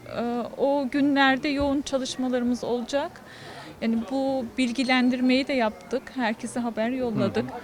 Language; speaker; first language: Turkish; native; Turkish